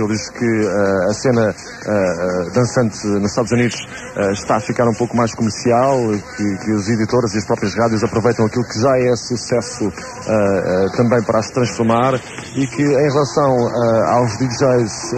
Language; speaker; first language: Portuguese; native; Portuguese